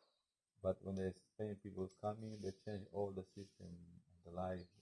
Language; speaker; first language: English; non-native, learner; Spanish